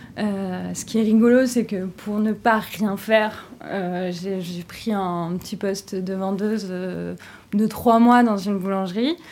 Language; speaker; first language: French; native; French